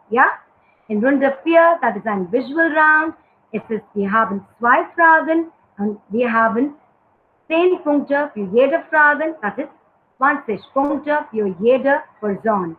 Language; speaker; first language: German; non-native, learner; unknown